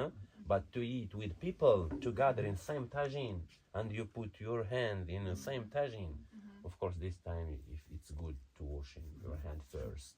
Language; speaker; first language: English; non-native, learner; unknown